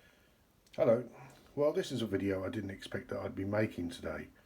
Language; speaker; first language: English; native; English